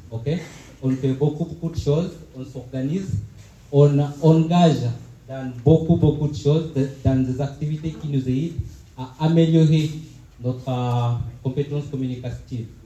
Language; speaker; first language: French; non-native, fluent; Swahili